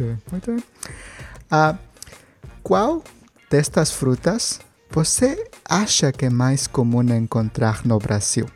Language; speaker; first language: Portuguese; non-native, learner; Spanish